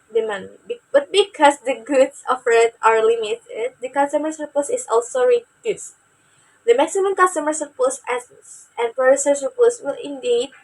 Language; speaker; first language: English; non-native, learner; Indonesian